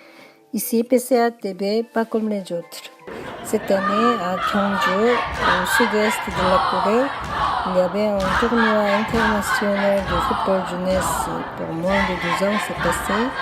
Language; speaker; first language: French; non-native, fluent; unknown